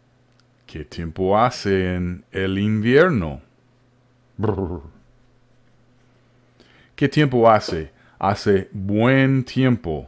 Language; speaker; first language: Spanish; non-native, fluent; English